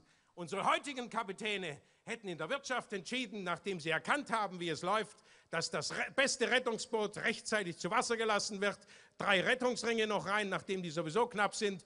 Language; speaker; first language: German; native; German